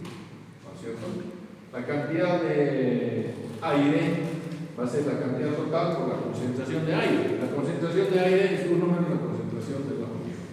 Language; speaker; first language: Spanish; native; Spanish